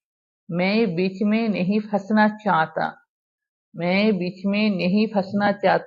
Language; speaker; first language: Hindi; non-native, fluent; Bangla